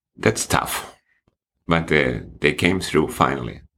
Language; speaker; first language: English; non-native, fluent; Swedish